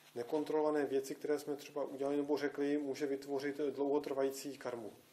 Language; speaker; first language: Czech; native; Czech